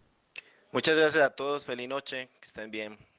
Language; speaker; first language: Spanish; native; Spanish